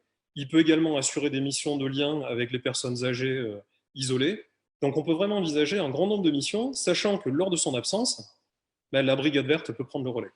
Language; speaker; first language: French; native; French